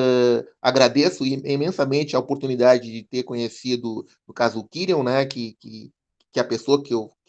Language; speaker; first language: Portuguese; native; Portuguese